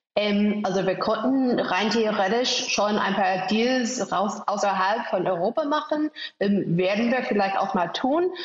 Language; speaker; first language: German; non-native, fluent; English